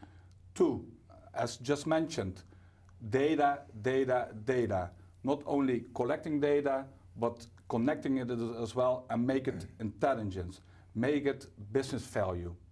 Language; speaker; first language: English; non-native, fluent; Dutch